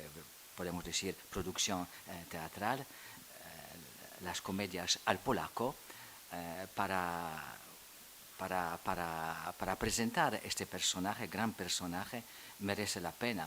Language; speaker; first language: Spanish; non-native, fluent; Polish